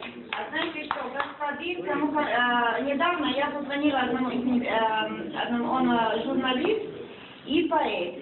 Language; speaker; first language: Russian; non-native, fluent; Serbian